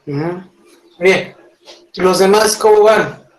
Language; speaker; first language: Spanish; native; Spanish